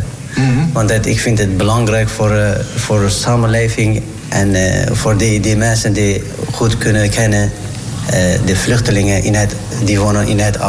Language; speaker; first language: Dutch; non-native, learner; Turkish